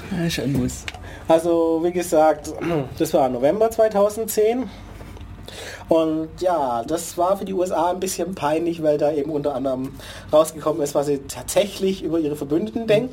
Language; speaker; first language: German; native; German